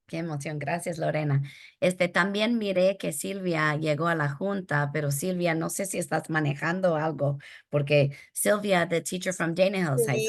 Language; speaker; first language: Spanish; early bilingual, heritage; Spanish